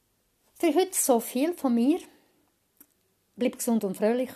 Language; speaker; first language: German; non-native, fluent; Croatian